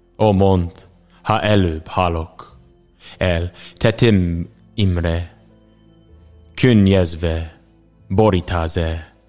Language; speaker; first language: Hungarian; non-native, learner; English